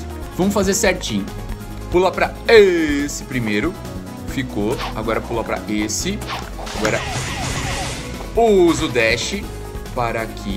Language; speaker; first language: Portuguese; native; Portuguese